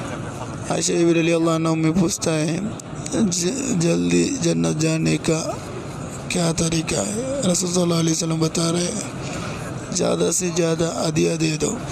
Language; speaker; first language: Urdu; non-native, fluent; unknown